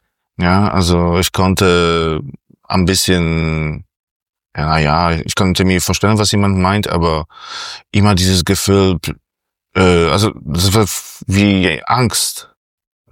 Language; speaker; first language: German; non-native, fluent; Polish